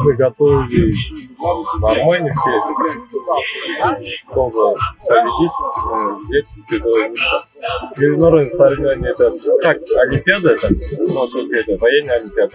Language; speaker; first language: Russian; non-native, learner; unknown